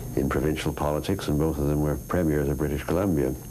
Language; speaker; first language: English; native; English